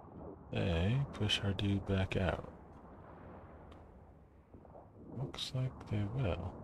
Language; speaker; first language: English; native; English